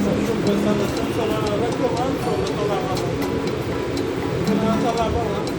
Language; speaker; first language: Arabic; non-native, learner; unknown